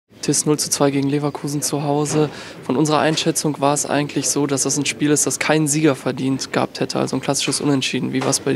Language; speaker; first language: German; native; German